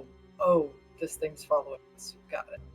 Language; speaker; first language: English; native; English